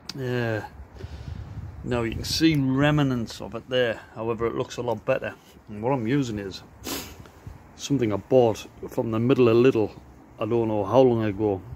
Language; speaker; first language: English; native; English